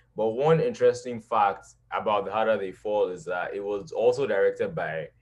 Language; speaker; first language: English; non-native, local second language; Yoruba